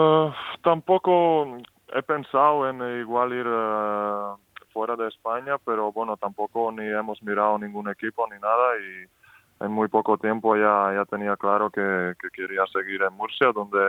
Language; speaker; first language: Spanish; non-native, fluent; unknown